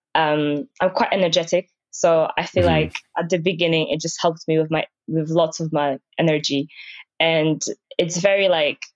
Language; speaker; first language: English; non-native, fluent; Polish